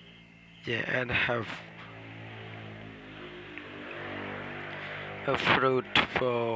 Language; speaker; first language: English; non-native, learner; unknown